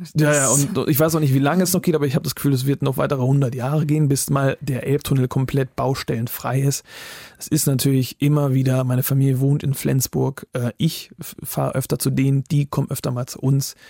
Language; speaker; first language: German; native; German